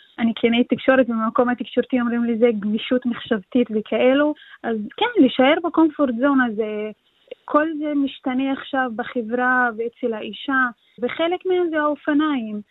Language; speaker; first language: Hebrew; non-native, local second language; Arabic